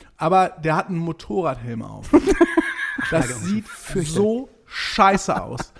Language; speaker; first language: German; native; German